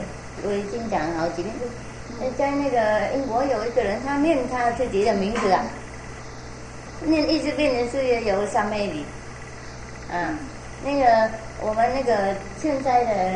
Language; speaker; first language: Chinese; non-native, fluent; Vietnamese